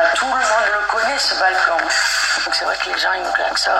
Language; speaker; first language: French; native; French